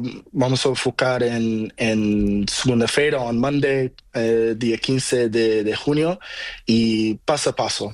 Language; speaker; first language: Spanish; non-native, learner; Portuguese